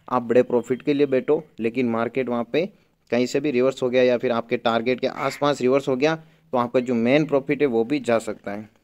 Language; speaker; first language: Hindi; native; Hindi